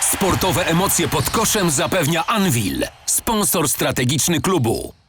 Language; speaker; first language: Polish; native; Polish